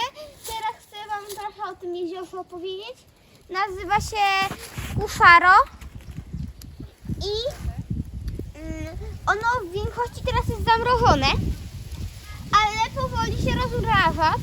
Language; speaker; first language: Polish; early bilingual, heritage; Polish